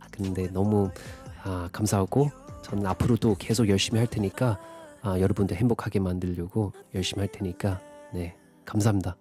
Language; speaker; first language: Korean; non-native, fluent; English